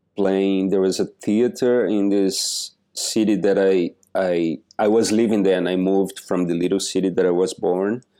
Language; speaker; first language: English; non-native, fluent; Portuguese